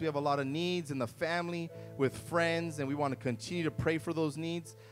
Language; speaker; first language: English; early bilingual, other home language; Spanish